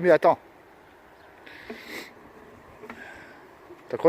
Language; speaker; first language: French; native; French